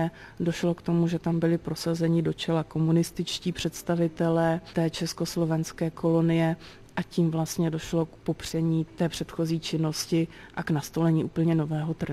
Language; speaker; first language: Czech; native; Czech